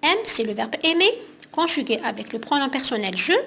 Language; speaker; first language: French; non-native, local second language; Arabic